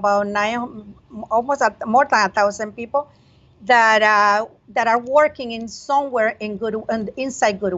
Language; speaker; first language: English; non-native, fluent; Spanish